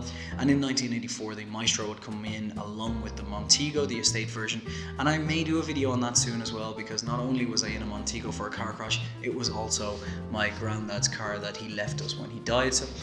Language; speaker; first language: English; native; English